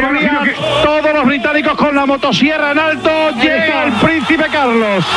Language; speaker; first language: Spanish; native; Spanish